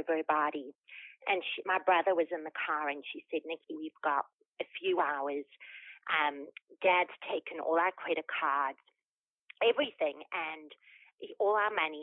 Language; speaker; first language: English; native; English